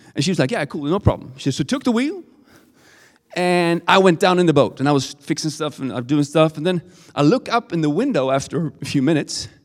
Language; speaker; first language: English; non-native, fluent; Swedish